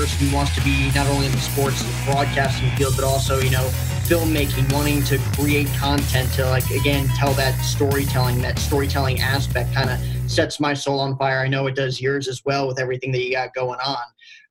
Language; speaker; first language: English; native; English